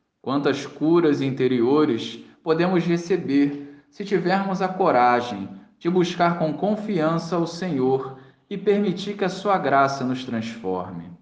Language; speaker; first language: Portuguese; native; Portuguese